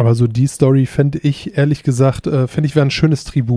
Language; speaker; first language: German; native; German